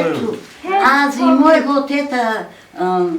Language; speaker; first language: Russian; non-native, local second language; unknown